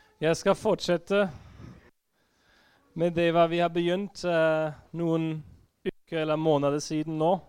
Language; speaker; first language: Norwegian; non-native, fluent; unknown